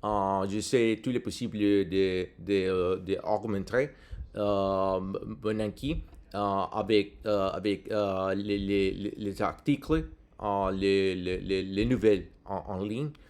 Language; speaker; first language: French; non-native, learner; English